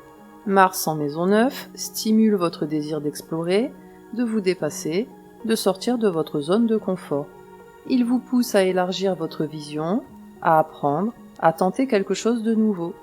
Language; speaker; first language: French; native; French